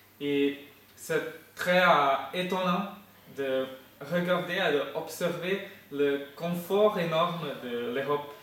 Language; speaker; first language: French; non-native, fluent; Ukrainian